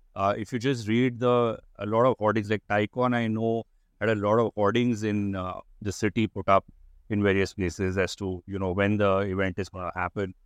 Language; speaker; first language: English; non-native, local second language; Hindi